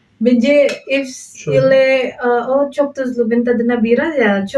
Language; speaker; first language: Turkish; non-native, learner; Indonesian